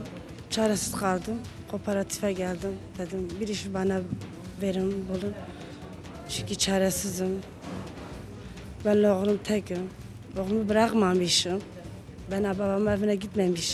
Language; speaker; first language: Turkish; non-native, local second language; Kurdish